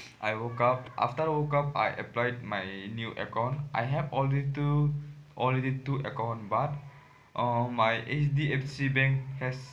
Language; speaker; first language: English; non-native, learner; Hindi